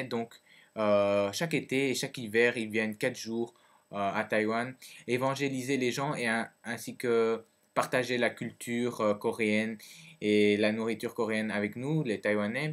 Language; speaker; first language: French; early bilingual, other home language; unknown